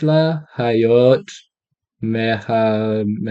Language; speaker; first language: Hebrew; early bilingual, heritage; English